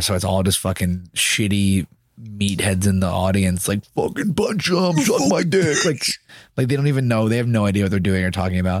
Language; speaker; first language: English; native; English